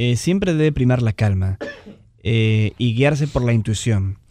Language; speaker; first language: Spanish; native; Spanish